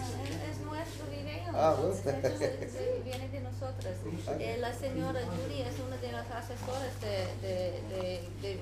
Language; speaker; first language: Spanish; non-native, fluent; English